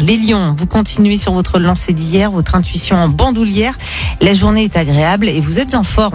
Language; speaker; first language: French; native; French